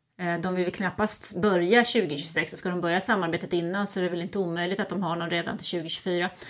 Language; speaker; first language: Swedish; early bilingual, other home language; German